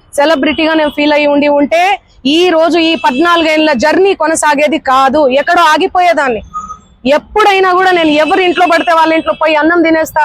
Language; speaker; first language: Telugu; non-native, local second language; Lambadi